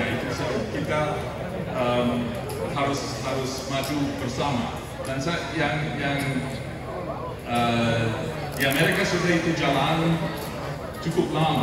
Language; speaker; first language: Indonesian; non-native, fluent; English